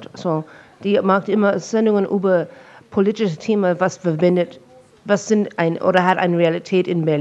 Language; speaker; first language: German; non-native, fluent; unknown